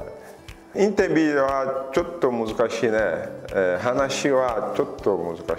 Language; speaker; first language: Japanese; non-native, learner; Portuguese